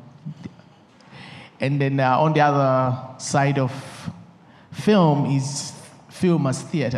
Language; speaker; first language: English; non-native, local second language; Nyanja